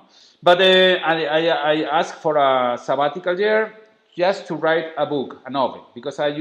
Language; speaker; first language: English; non-native, fluent; Spanish